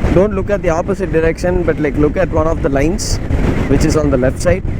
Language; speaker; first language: English; non-native, local second language; Tamil